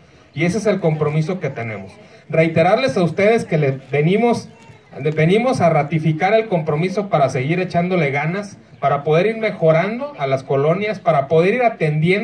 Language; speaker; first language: Spanish; native; Spanish